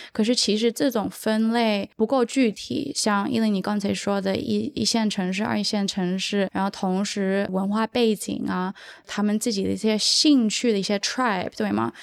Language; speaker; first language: Chinese; early bilingual, heritage; Chinese